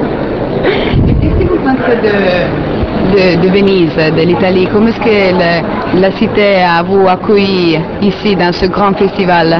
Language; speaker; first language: French; non-native, fluent; Italian